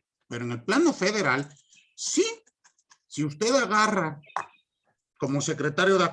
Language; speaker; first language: Spanish; native; Spanish